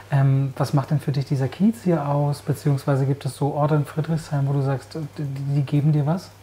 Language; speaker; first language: German; native; German